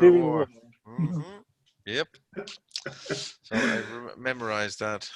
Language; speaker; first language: English; native; English